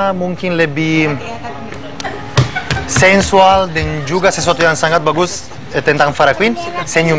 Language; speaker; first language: Indonesian; non-native, fluent; Italian